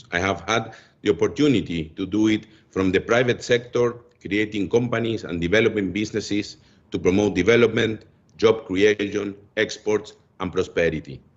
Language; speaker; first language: English; non-native, fluent; Bangla